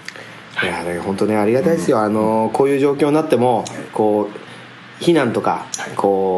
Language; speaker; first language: Japanese; native; Japanese